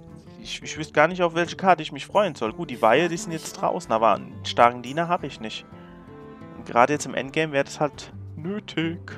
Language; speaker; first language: German; native; German